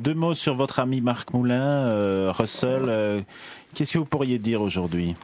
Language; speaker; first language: French; native; French